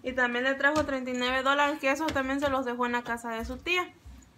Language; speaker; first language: Spanish; native; Spanish